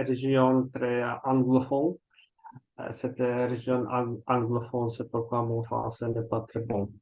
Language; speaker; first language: French; non-native, learner; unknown